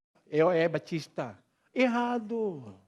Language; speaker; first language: Portuguese; non-native, learner; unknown